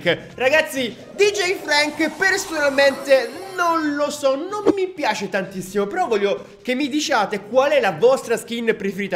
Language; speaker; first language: Italian; native; Italian